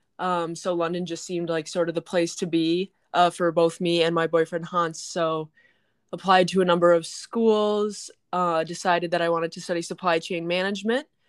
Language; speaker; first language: English; native; English